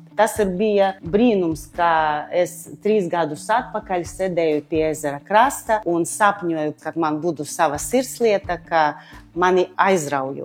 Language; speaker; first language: Latvian; non-native, local second language; Russian